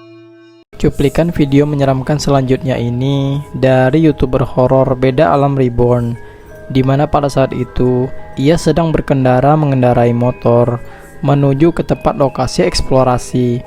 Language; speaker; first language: Indonesian; native; Indonesian